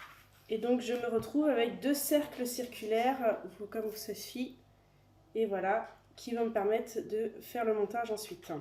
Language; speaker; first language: French; native; French